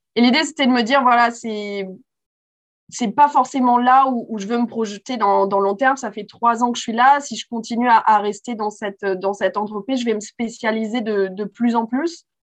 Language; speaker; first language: French; native; French